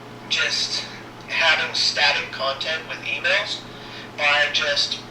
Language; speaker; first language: English; native; English